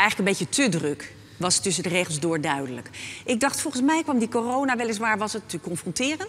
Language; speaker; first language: Dutch; native; Dutch